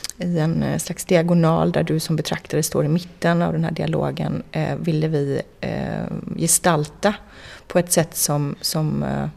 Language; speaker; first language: Swedish; native; Swedish